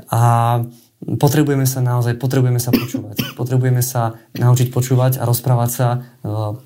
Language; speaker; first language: Slovak; native; Slovak